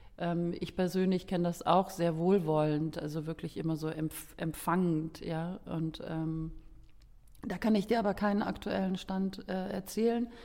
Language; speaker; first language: German; early bilingual, other home language; Lithuanian